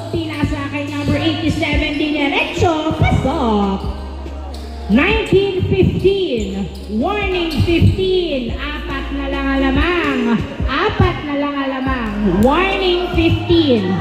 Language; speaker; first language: Filipino; native; Filipino